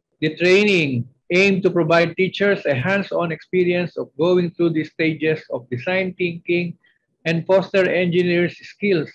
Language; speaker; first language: English; non-native, local second language; Filipino